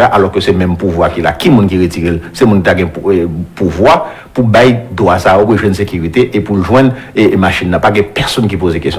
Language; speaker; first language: French; non-native, local second language; Haitian Creole